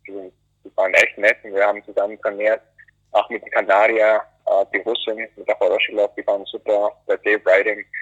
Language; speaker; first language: German; non-native, fluent; English